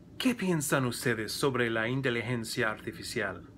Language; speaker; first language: Spanish; non-native, learner; English